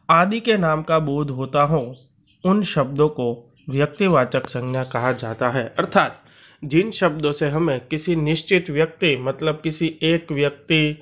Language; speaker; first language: Hindi; non-native, local second language; Gujarati